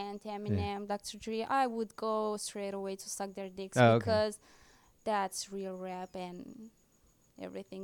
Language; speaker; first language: English; non-native, fluent; Romanian